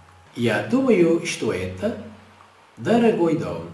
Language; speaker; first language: Russian; non-native, learner; Portuguese